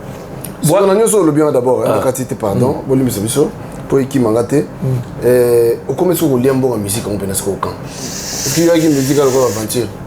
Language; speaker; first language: French; non-native, local second language; Lingala